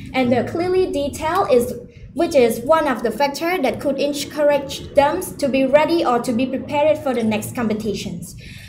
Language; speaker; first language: English; non-native, learner; Khmer